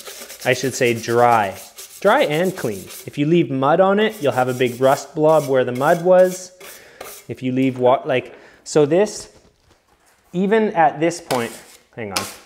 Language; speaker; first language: English; native; English